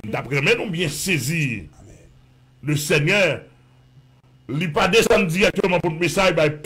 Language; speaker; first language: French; non-native, local second language; Haitian Creole